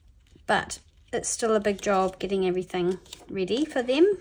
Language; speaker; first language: English; native; English